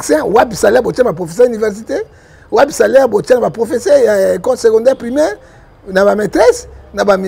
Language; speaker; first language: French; non-native, local second language; Lingala